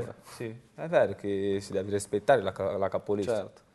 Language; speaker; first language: Italian; non-native, learner; Portuguese